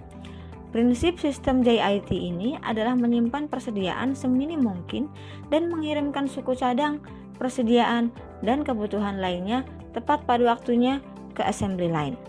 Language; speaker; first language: Indonesian; native; Indonesian